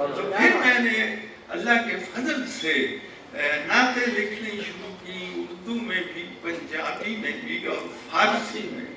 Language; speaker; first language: Urdu; non-native, local second language; Punjabi